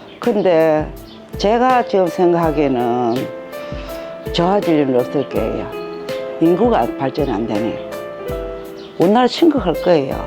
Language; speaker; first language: Korean; native; Korean